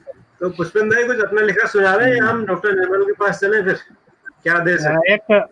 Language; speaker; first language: Hindi; native; Hindi